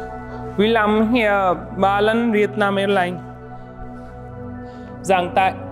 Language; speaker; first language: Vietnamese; non-native, learner; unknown